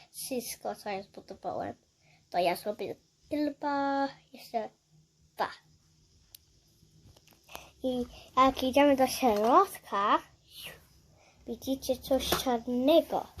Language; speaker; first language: Polish; early bilingual, heritage; Polish